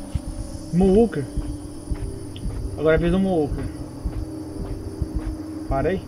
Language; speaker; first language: Portuguese; native; Portuguese